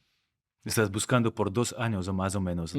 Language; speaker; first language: Spanish; non-native, fluent; Slovak